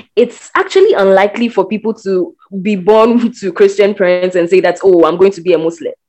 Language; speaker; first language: English; non-native, local second language; Akan